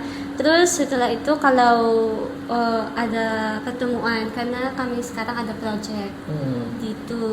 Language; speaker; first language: Indonesian; non-native, learner; Filipino